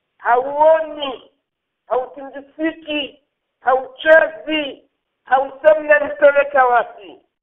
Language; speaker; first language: Swahili; non-native, local second language; Rundi